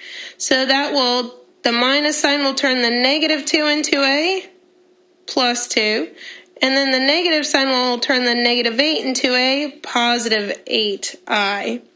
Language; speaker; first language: English; native; English